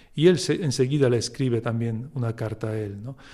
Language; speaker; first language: Spanish; non-native, fluent; Polish